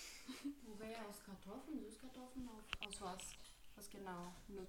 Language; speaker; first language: German; non-native, fluent; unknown